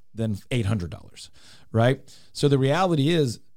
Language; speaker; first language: English; native; English